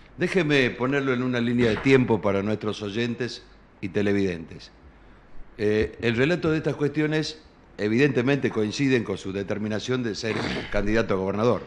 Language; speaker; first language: Spanish; native; Spanish